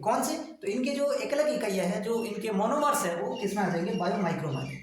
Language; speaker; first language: Hindi; native; Hindi